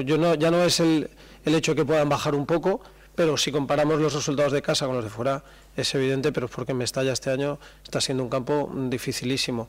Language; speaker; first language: Spanish; native; Spanish